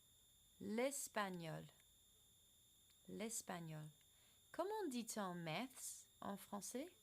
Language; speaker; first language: French; non-native, fluent; English